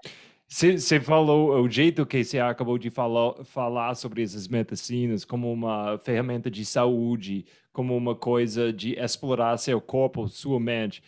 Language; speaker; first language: Portuguese; non-native, fluent; English